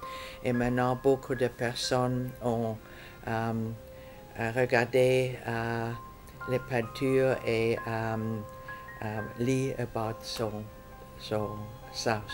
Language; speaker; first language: French; non-native, fluent; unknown